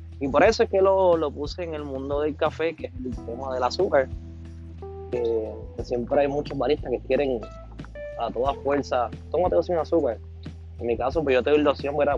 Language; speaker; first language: Spanish; native; Spanish